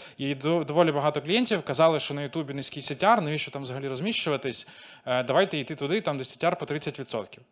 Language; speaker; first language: Ukrainian; non-native, local second language; Russian